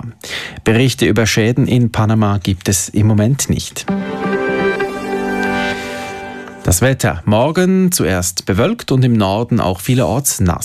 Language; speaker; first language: German; native; German